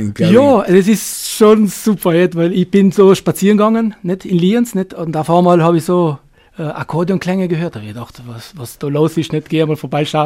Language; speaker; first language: German; non-native, fluent; Albanian